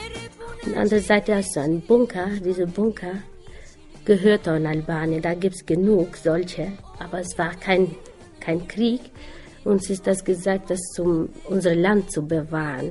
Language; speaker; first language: German; non-native, learner; Albanian